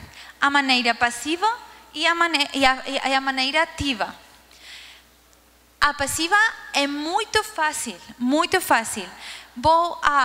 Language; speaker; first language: Portuguese; non-native, learner; Spanish